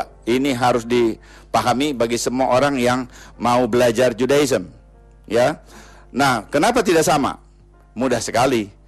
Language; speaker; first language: Indonesian; native; Indonesian